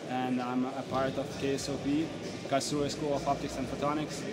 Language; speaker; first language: English; non-native, fluent; Ukrainian